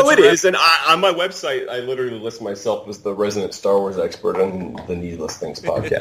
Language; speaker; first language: English; native; English